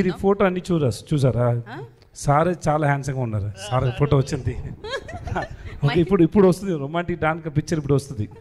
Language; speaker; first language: Telugu; non-native, learner; Tamil